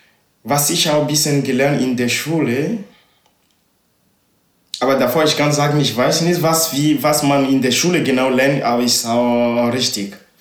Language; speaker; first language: German; non-native, learner; Ewe